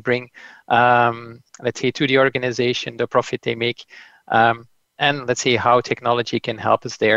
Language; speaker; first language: English; non-native, fluent; Dutch